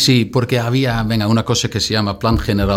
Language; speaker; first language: Spanish; non-native, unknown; Dutch